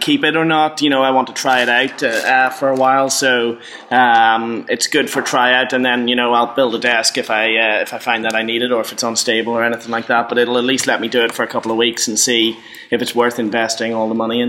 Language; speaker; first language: English; native; English